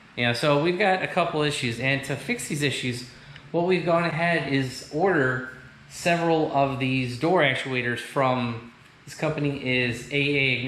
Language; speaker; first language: English; native; English